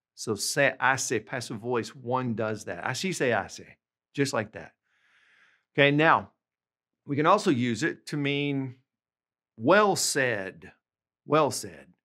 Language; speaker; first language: English; native; English